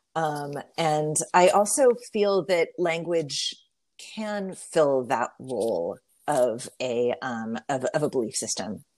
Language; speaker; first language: English; native; English